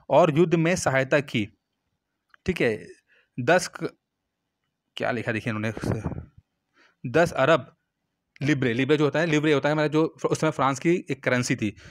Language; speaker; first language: Hindi; native; Hindi